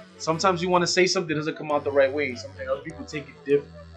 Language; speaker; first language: English; early bilingual, other home language; Spanish